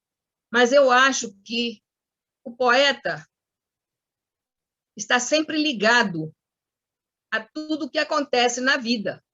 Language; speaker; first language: Portuguese; non-native, fluent; Spanish